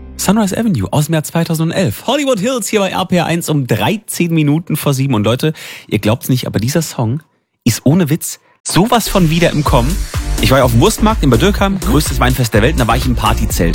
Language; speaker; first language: German; native; German